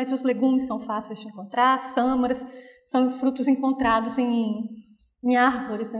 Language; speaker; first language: Portuguese; native; Portuguese